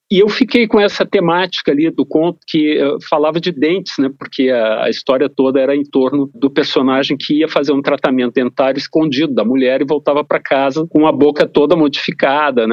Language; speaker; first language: Portuguese; native; Portuguese